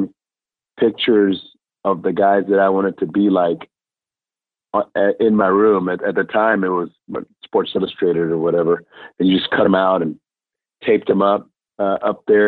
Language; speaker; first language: English; non-native, fluent; Spanish